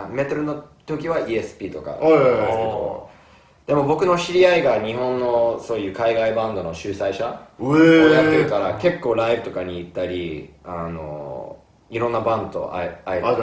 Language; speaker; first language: Japanese; non-native, fluent; English